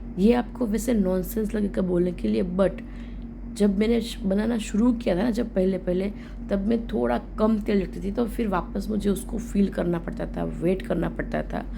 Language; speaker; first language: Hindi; non-native, local second language; Gujarati